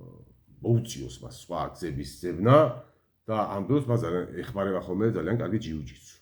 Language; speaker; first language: Georgian; native; Georgian